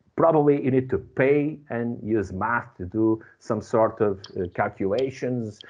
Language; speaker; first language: English; non-native, fluent; Portuguese